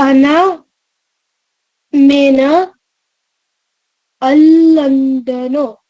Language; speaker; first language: Arabic; non-native, learner; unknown